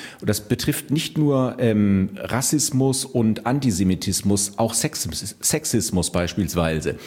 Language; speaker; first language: German; native; German